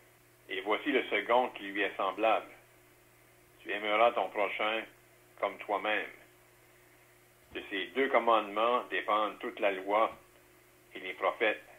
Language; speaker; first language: French; native; French